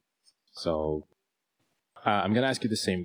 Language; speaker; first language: English; non-native, local second language; Filipino